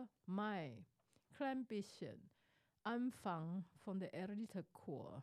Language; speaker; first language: German; non-native, fluent; Chinese